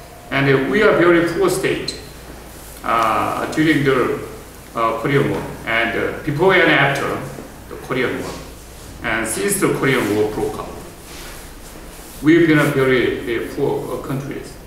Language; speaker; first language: English; non-native, fluent; Korean